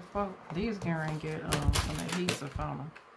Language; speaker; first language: English; native; English